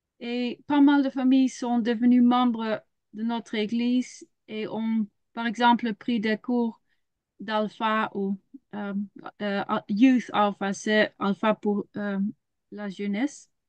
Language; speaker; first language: French; non-native, learner; Dutch